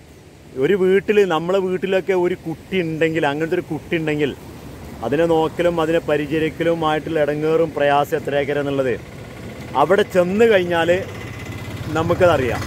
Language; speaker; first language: Malayalam; native; Malayalam